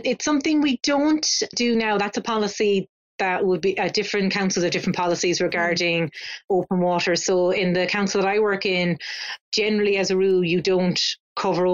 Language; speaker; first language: English; native; English